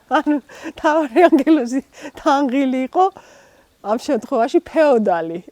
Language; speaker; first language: Georgian; non-native, local second language; Svan